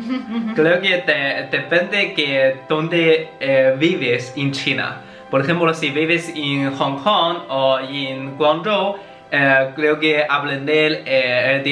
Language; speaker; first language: Spanish; non-native, learner; Chinese